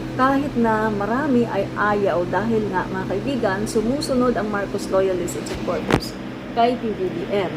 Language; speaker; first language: Filipino; non-native, local second language; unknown